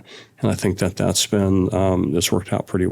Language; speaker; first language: English; native; English